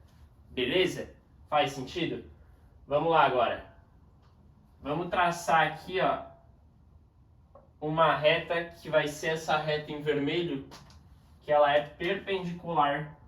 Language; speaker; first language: Portuguese; native; Portuguese